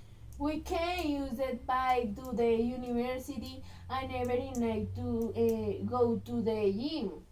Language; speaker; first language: English; non-native, learner; Spanish